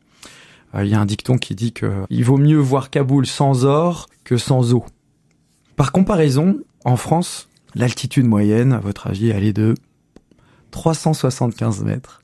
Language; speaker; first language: French; native; French